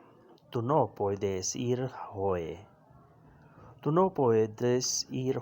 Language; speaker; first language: Spanish; non-native, learner; Urdu